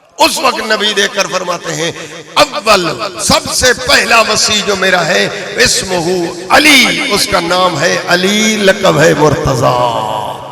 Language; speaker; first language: Urdu; non-native, local second language; Punjabi